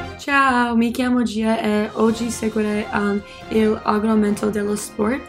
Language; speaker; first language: Italian; non-native, learner; English